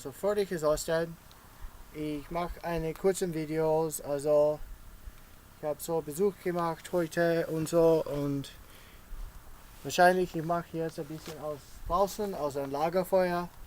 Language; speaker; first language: German; non-native, learner; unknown